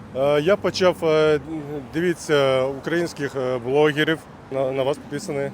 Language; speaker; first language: Ukrainian; non-native, learner; Kazakh